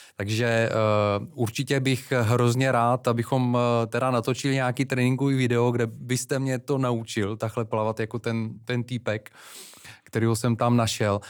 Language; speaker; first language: Czech; native; Czech